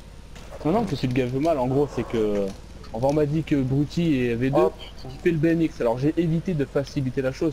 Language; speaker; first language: French; native; French